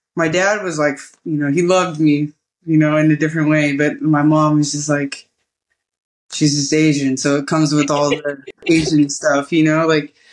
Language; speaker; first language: English; early bilingual, other home language; Malay